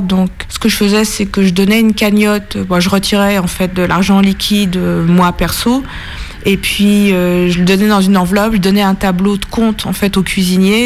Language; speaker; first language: French; native; French